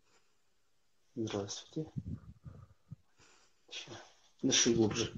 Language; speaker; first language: Russian; native; Russian